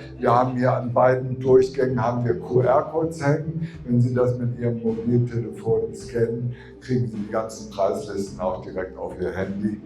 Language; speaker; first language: German; native; German